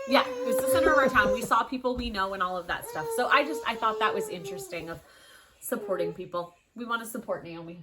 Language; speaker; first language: English; native; English